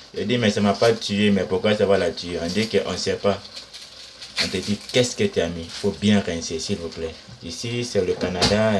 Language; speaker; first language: French; non-native, local second language; Susu